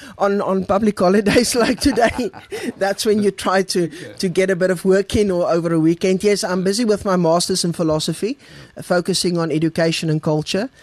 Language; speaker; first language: English; non-native, local second language; Afrikaans